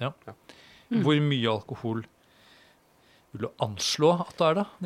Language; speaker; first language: Norwegian; native; Norwegian